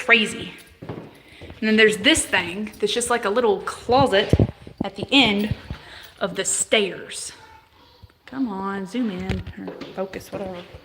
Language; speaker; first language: English; native; English